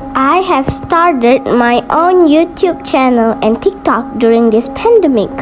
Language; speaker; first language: English; non-native, local second language; Malay